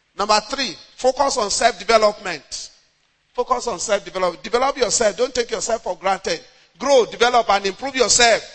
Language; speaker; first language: English; non-native, local second language; Yoruba